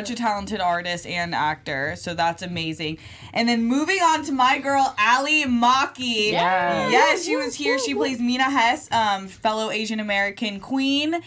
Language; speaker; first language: English; native; English